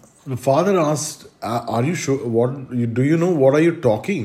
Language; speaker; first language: English; non-native, local second language; Malayalam